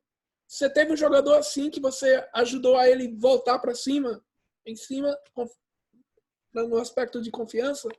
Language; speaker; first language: Portuguese; early bilingual, heritage; English